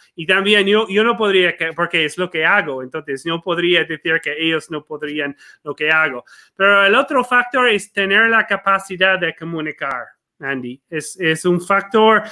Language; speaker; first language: Spanish; non-native, fluent; English